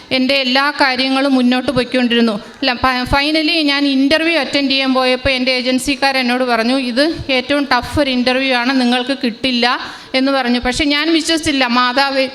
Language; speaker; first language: Malayalam; native; Malayalam